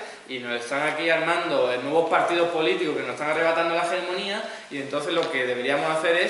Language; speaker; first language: Spanish; native; Spanish